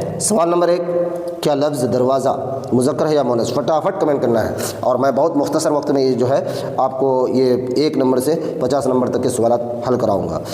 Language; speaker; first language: Urdu; native; Urdu